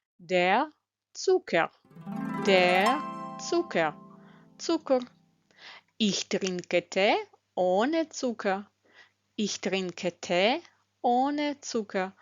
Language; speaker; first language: German; non-native, fluent; Ukrainian